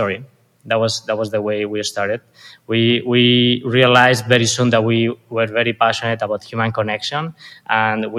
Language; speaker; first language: English; non-native, fluent; Spanish